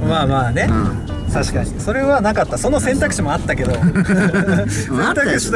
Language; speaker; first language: Japanese; native; Japanese